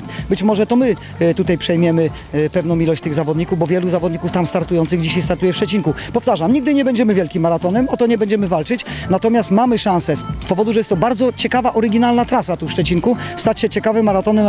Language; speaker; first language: Polish; native; Polish